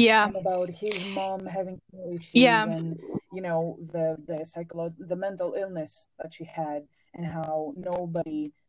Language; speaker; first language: English; non-native, fluent; Greek